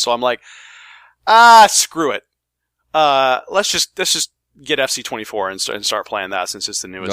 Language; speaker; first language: English; native; English